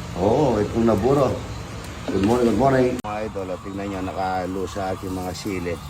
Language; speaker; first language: Filipino; non-native, local second language; Pampanga